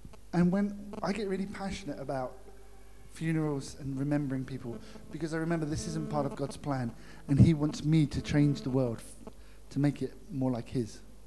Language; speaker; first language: English; native; English